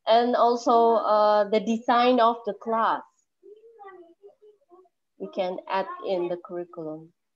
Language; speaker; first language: English; non-native, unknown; Indonesian